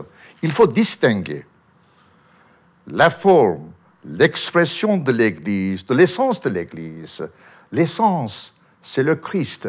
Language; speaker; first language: French; non-native, fluent; Armenian